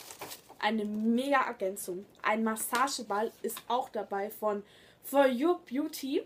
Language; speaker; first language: German; native; German